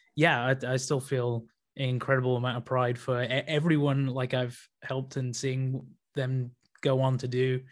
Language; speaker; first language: English; native; English